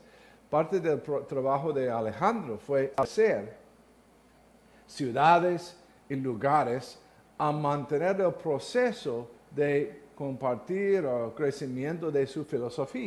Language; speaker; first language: Spanish; non-native, learner; English